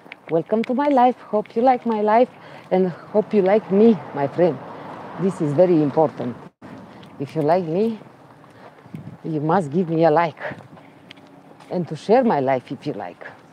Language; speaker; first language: English; non-native, learner; Romanian